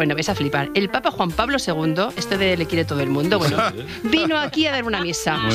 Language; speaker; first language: Spanish; native; Spanish